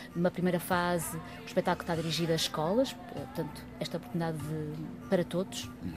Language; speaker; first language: Portuguese; native; Portuguese